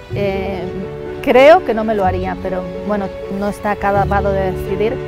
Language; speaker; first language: Spanish; native; Spanish